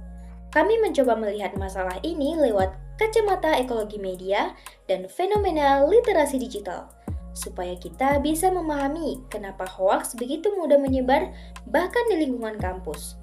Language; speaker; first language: Indonesian; native; Indonesian